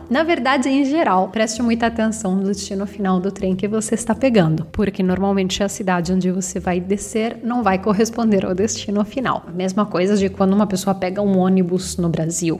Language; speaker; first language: Portuguese; non-native, fluent; Italian